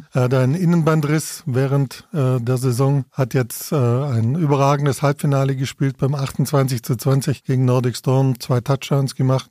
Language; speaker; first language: German; native; German